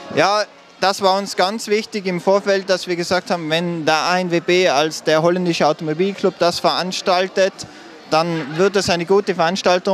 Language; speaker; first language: German; native; German